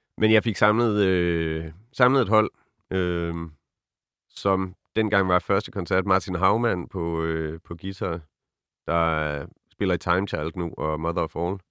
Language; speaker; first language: Danish; native; Danish